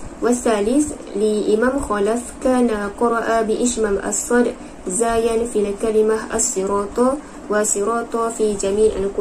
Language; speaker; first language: Arabic; non-native, learner; Malay